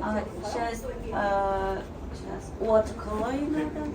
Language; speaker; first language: English; non-native, learner; Korean